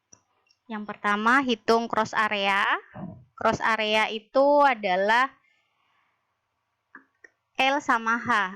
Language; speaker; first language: Indonesian; native; Indonesian